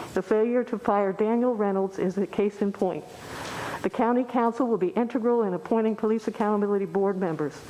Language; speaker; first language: English; native; English